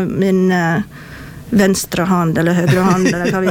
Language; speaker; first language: Norwegian; non-native, fluent; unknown